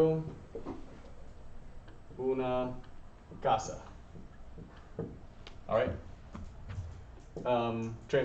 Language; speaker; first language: Spanish; non-native, fluent; English